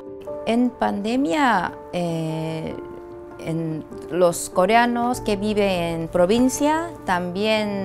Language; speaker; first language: Spanish; non-native, learner; Korean